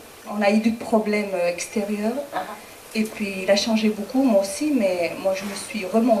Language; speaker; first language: French; non-native, fluent; Spanish